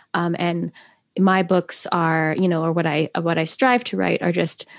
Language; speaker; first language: English; native; English